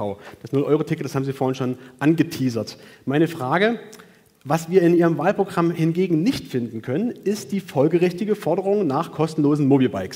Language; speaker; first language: German; native; German